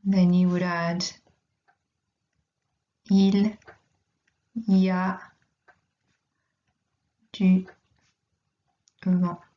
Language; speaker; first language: French; non-native, fluent; English